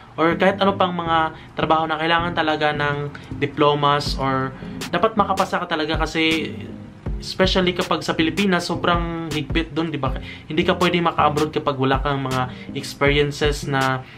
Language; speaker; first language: Filipino; native; Filipino